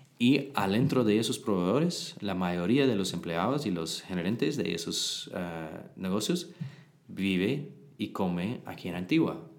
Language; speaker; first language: Spanish; non-native, learner; English